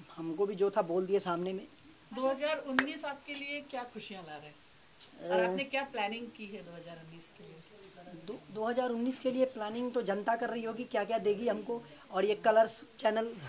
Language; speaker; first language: Hindi; native; Hindi